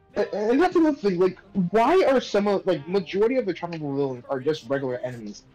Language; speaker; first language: English; native; English